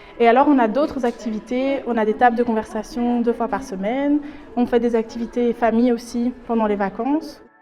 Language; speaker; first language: French; native; French